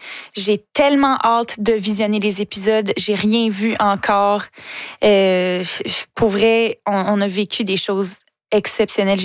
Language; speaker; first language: French; native; French